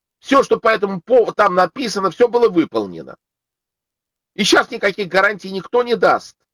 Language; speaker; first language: Russian; native; Russian